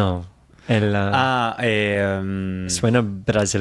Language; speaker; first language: Spanish; non-native, fluent; English